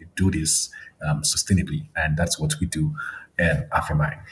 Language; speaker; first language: English; non-native, local second language; Yoruba